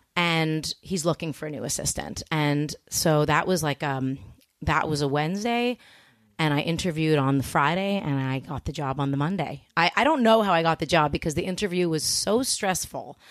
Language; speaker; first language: English; native; English